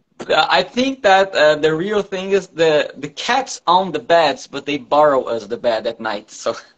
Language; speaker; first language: English; non-native, fluent; Portuguese